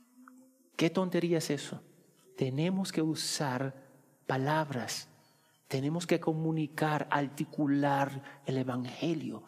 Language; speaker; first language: Spanish; early bilingual, heritage; Spanish